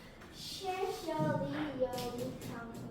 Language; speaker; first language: Chinese; non-native, learner; English